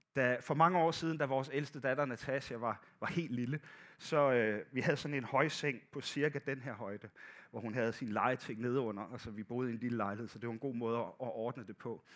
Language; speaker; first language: Danish; native; Danish